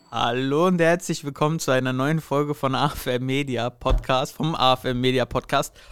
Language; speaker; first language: German; native; German